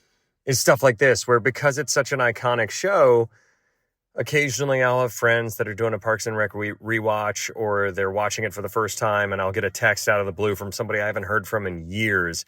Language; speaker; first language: English; native; English